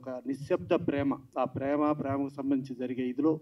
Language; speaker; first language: Telugu; native; Telugu